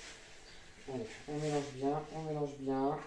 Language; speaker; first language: French; native; French